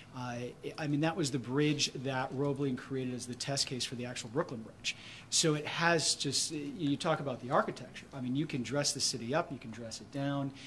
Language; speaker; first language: English; native; English